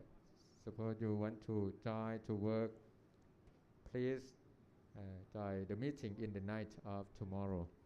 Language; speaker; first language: English; non-native, learner; Thai